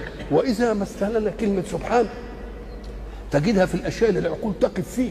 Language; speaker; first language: Arabic; native; Arabic